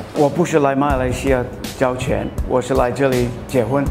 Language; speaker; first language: Chinese; non-native, fluent; English